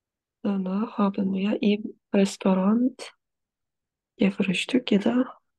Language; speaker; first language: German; non-native, learner; Turkish